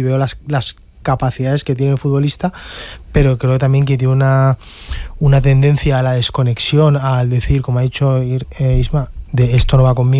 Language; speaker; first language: Spanish; native; Spanish